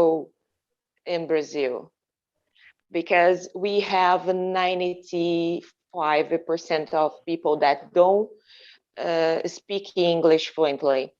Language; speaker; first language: English; non-native, fluent; Portuguese